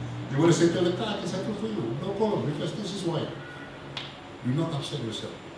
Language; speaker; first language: English; non-native, local second language; Malay